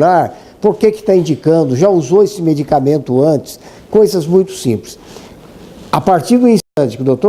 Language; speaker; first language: Portuguese; native; Portuguese